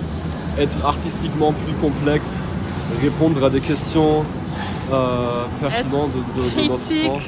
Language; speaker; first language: French; non-native, fluent; German